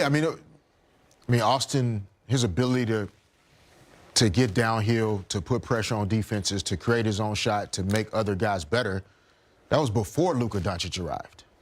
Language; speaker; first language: English; native; English